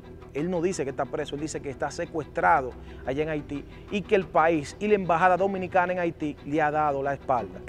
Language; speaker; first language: Spanish; native; Spanish